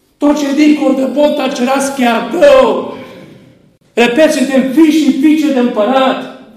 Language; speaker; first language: Romanian; native; Romanian